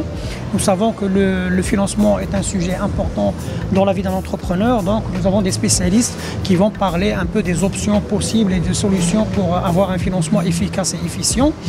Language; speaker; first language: French; non-native, local second language; Arabic